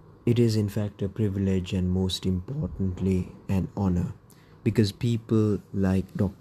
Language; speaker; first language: English; non-native, local second language; Tamil